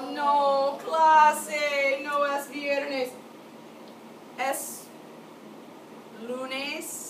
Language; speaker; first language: Spanish; non-native, fluent; English